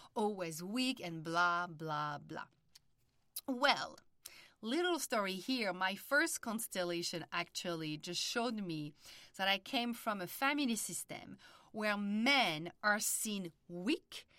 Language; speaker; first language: English; non-native, fluent; French